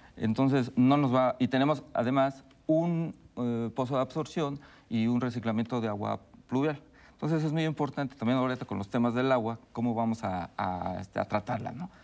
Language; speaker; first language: Spanish; native; Spanish